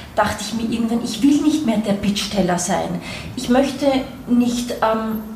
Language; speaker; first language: German; native; German